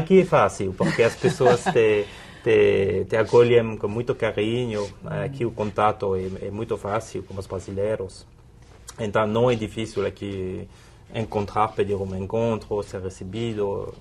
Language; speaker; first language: Portuguese; non-native, fluent; French